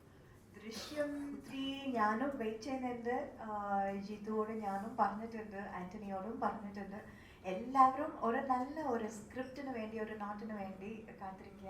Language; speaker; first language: Malayalam; non-native, local second language; Tamil